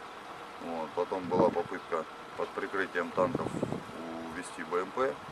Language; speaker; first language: Russian; native; Russian